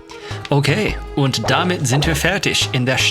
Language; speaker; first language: German; non-native, learner; English